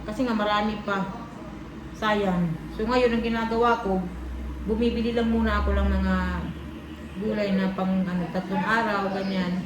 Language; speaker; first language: Filipino; non-native, local second language; Cebuano